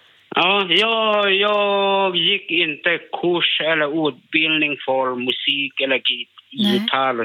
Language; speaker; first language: Swedish; non-native, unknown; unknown